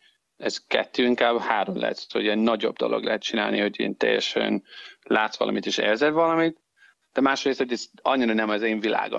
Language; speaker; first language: Hungarian; non-native, fluent; English